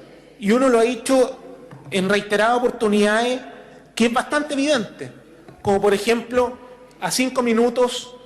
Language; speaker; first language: Spanish; native; Spanish